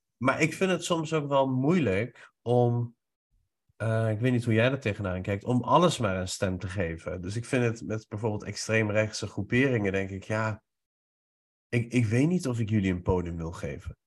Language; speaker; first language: Dutch; early bilingual, other home language; Turkish